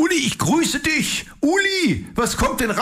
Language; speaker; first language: German; native; German